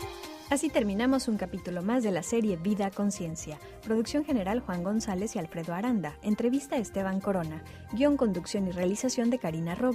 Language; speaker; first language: Spanish; native; Spanish